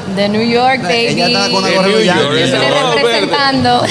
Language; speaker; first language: Spanish; early bilingual, heritage; Spanish